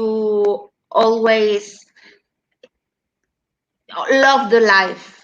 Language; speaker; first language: English; non-native, learner; Spanish